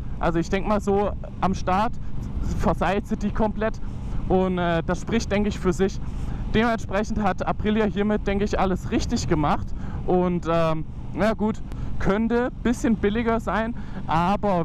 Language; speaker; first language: German; native; German